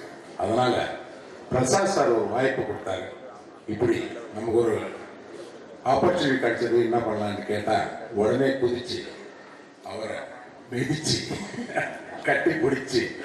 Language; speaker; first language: Tamil; native; Tamil